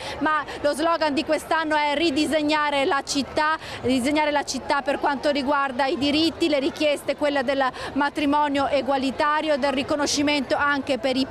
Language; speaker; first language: Italian; native; Italian